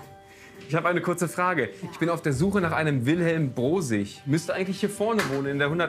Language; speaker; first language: German; native; German